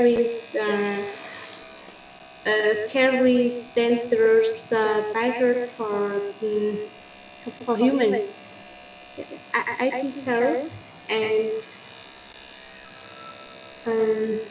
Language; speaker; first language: English; non-native, learner; Vietnamese